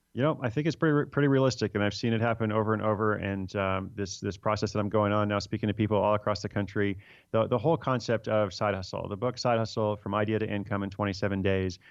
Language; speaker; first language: English; native; English